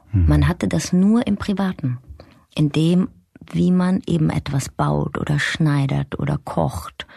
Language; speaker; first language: German; early bilingual, other home language; Russian